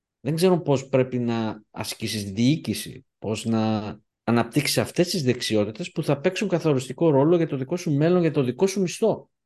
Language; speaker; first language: Greek; early bilingual, heritage; Greek